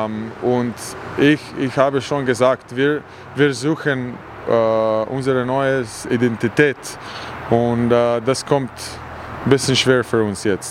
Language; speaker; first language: German; non-native, learner; English